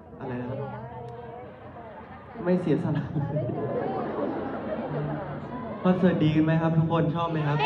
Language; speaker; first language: Thai; native; Thai